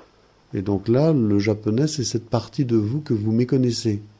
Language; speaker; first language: French; native; French